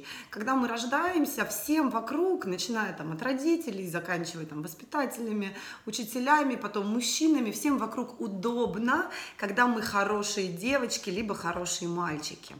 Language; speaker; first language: Russian; native; Russian